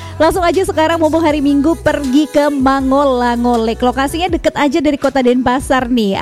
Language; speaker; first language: Indonesian; native; Indonesian